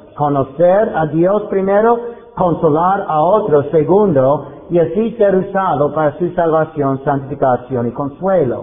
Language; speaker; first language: Spanish; non-native, fluent; English